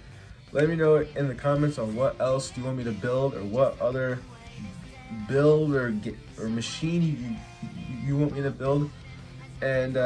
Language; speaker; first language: English; native; English